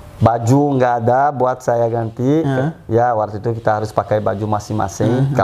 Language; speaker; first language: Indonesian; non-native, fluent; Portuguese